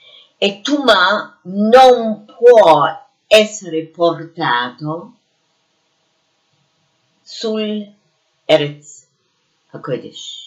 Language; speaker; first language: Italian; non-native, fluent; English